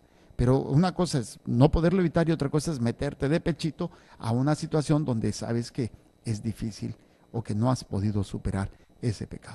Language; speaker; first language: Spanish; native; Spanish